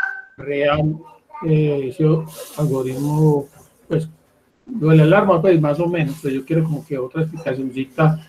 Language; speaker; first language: Spanish; native; Spanish